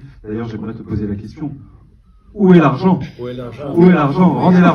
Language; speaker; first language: French; native; French